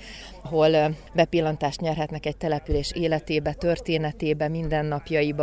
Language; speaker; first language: Hungarian; native; Hungarian